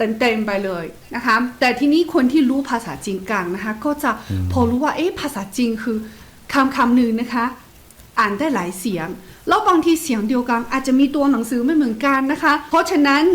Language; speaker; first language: Thai; non-native, fluent; Chinese